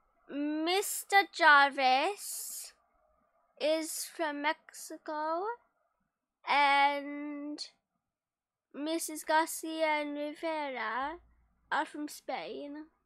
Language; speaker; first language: English; native; English